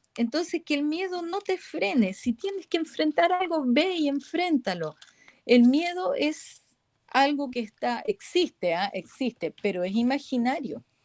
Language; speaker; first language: Spanish; native; Spanish